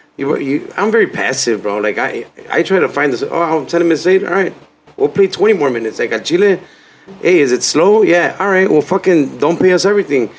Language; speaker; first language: English; early bilingual, other home language; Spanish